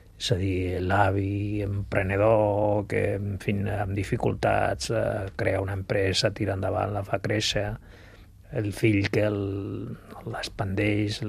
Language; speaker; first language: Catalan; non-native, local second language; Spanish